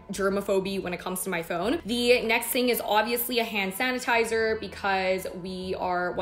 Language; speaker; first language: English; native; English